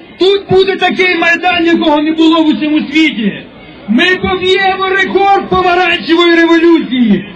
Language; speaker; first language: Ukrainian; native; Ukrainian